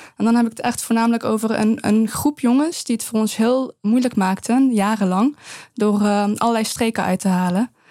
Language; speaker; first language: Dutch; early bilingual, other home language; Persian